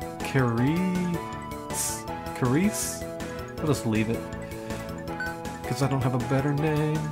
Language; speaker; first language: English; native; English